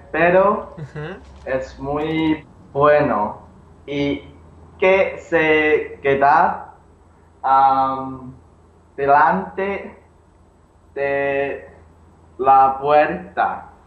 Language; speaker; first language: Spanish; non-native, learner; English